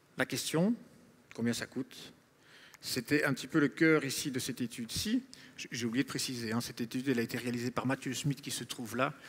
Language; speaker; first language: French; native; French